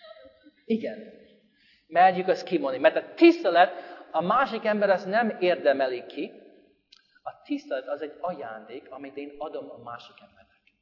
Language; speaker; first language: Hungarian; non-native, fluent; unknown